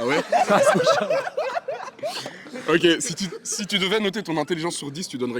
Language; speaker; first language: French; native; French